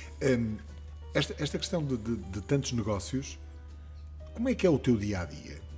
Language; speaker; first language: Portuguese; native; Portuguese